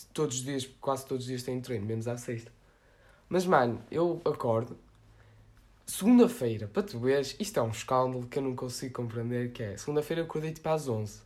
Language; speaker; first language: Portuguese; native; Portuguese